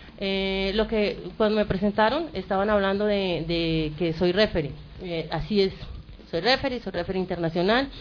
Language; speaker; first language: Spanish; native; Spanish